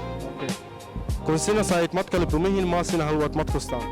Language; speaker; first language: Finnish; non-native, learner; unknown